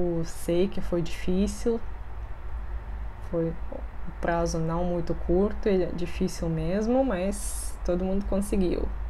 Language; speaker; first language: Portuguese; non-native, fluent; Russian